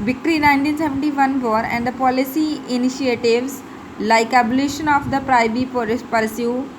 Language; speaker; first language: English; non-native, local second language; Punjabi